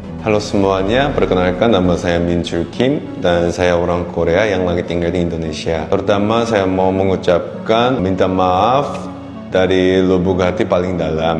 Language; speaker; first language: Indonesian; non-native, fluent; Korean